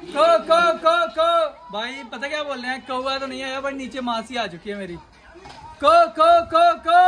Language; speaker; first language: Hindi; native; Hindi